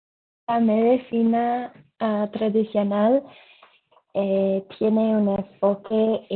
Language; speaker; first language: Spanish; non-native, learner; English